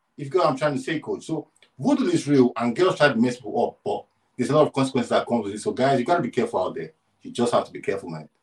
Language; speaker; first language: English; non-native, local second language; Yoruba